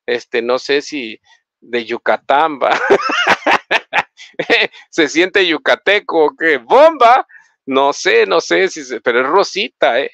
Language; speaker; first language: Spanish; native; Spanish